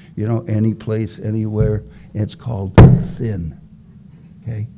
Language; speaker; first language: English; native; English